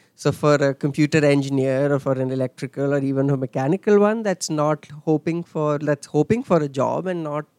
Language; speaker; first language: English; non-native, local second language; Hindi